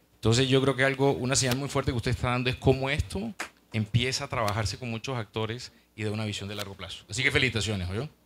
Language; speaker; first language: Spanish; native; Spanish